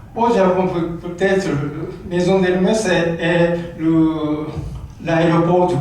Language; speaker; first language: French; non-native, learner; Japanese